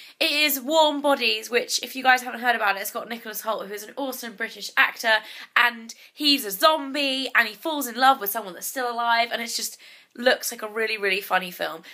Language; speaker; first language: English; native; English